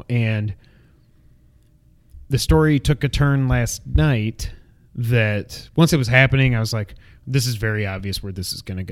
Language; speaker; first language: English; native; English